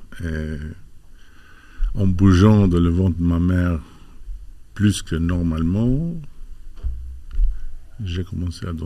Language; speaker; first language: French; non-native, fluent; Albanian